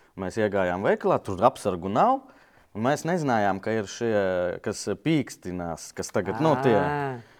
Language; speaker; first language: Latvian; non-native, local second language; Russian